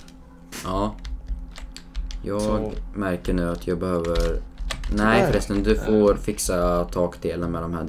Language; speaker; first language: Swedish; native; Swedish